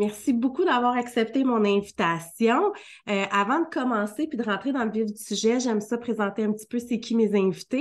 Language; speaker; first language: French; native; French